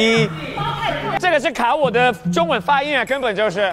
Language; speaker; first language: Chinese; non-native, learner; Cantonese